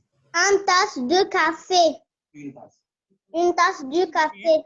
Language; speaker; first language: French; non-native, learner; Arabic